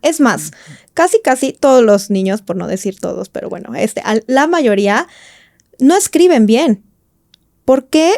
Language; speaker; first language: Spanish; native; Spanish